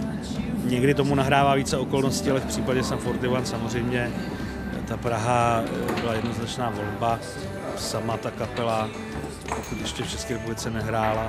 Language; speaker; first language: Czech; native; Czech